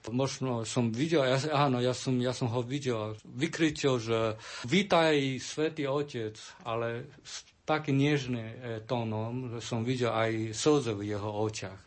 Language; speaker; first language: Slovak; non-native, learner; Chinese